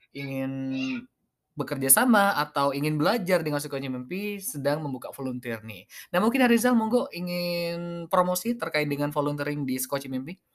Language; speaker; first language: Indonesian; native; Indonesian